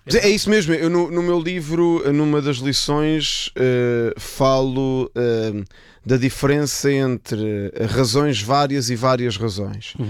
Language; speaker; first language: Portuguese; early bilingual, other home language; Spanish